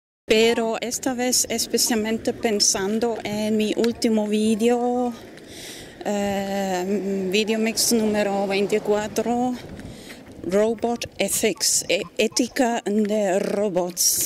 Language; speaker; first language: Spanish; non-native, fluent; German